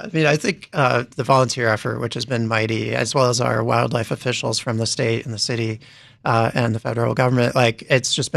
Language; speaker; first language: English; native; English